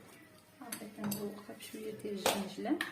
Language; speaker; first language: Arabic; native; Arabic